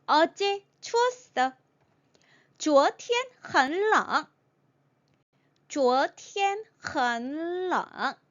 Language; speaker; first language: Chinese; non-native, fluent; Korean